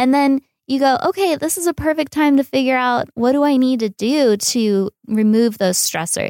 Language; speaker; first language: English; native; English